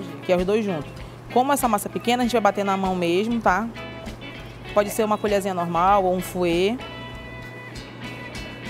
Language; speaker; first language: Portuguese; native; Portuguese